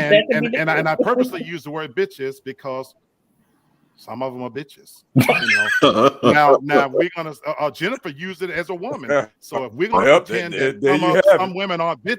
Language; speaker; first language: English; native; English